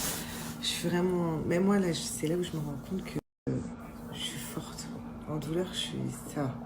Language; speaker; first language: French; native; French